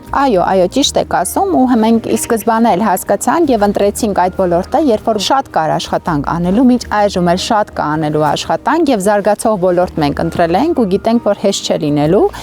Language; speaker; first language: Armenian; native; Armenian